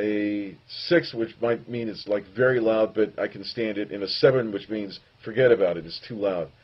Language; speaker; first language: English; native; English